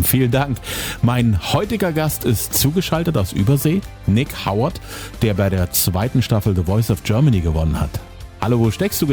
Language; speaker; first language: German; native; German